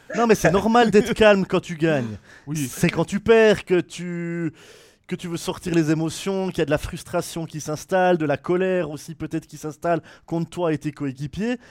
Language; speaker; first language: French; native; French